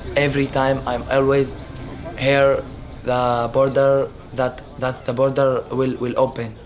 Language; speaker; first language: English; non-native, learner; Arabic